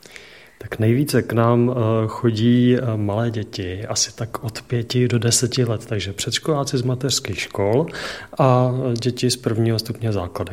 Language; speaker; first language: Czech; native; Czech